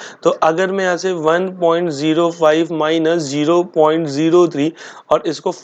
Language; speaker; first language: Hindi; native; Hindi